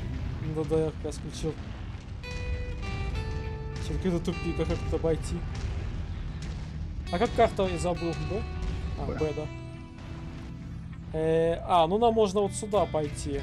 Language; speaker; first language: Russian; native; Russian